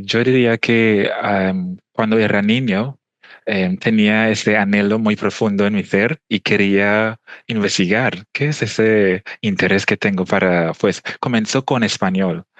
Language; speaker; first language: Spanish; non-native, fluent; English